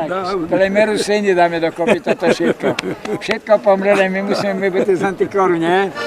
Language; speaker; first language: Slovak; non-native, local second language; Rusyn